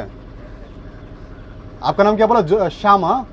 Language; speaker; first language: Hindi; non-native, local second language; Telugu